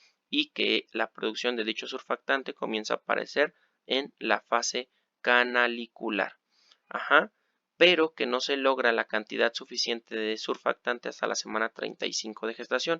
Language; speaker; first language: Spanish; native; Spanish